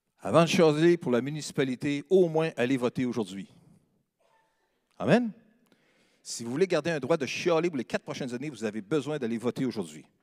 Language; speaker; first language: French; native; French